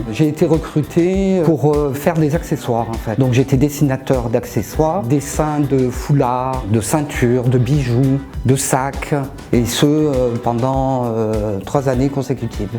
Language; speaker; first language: French; non-native, local second language; Arabic